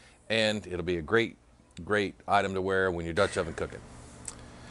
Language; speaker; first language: English; native; English